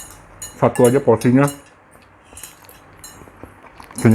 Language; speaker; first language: Indonesian; native; Indonesian